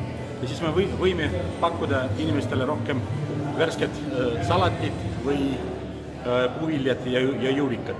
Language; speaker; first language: Estonian; non-native, local second language; Russian